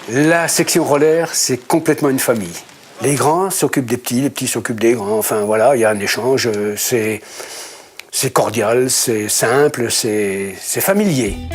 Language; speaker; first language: French; native; French